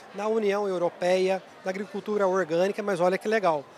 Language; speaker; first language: Portuguese; native; Portuguese